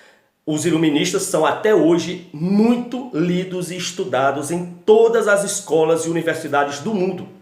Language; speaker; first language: Portuguese; native; Portuguese